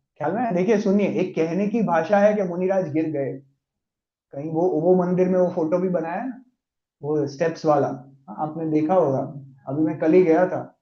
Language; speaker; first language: Hindi; non-native, local second language; Gujarati